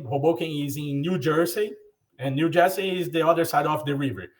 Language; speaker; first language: English; non-native, learner; Portuguese